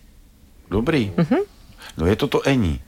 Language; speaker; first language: Czech; native; Czech